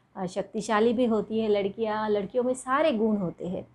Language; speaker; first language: Hindi; non-native, local second language; Marathi